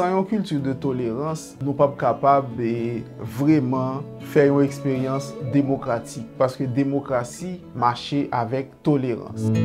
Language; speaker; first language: French; non-native, learner; Haitian Creole